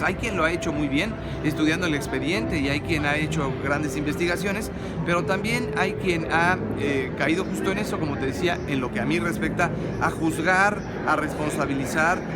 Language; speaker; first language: Spanish; native; Spanish